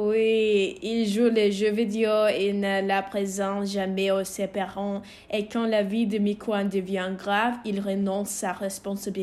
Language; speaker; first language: French; non-native, learner; English